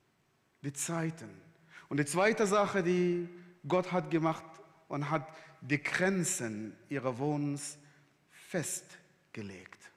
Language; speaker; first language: German; non-native, fluent; Arabic